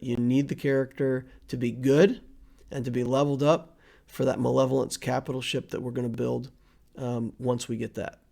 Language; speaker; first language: English; native; English